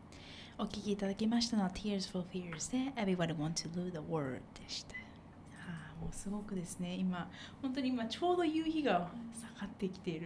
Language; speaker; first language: Japanese; native; Japanese